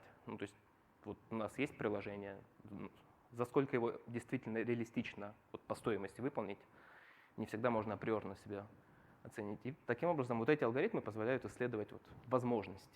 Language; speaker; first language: Russian; native; Russian